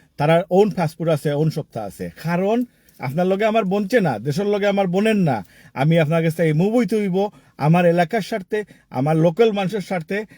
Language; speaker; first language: Bangla; early bilingual, heritage; Sylheti